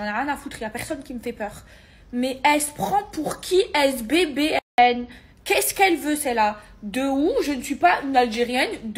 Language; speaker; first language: French; native; French